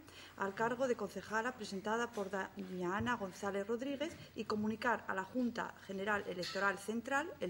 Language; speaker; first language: Spanish; native; Spanish